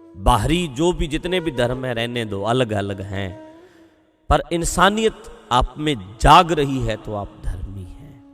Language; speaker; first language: Hindi; non-native, local second language; Punjabi